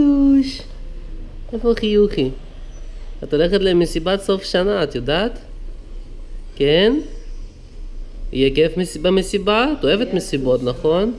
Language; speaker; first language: Hebrew; native; Hebrew